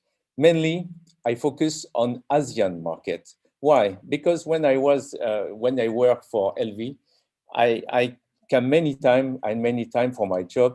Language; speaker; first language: English; non-native, learner; French